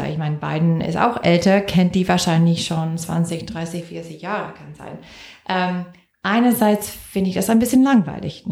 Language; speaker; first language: German; non-native, fluent; English